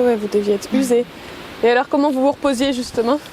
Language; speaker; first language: French; native; French